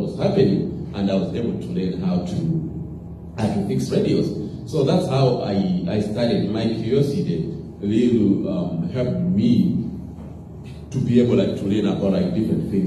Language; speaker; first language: English; non-native, local second language; Nyanja